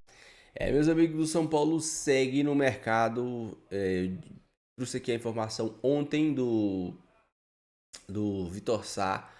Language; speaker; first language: Portuguese; native; Portuguese